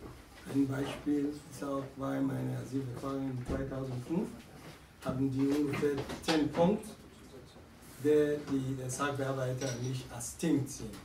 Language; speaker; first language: German; non-native, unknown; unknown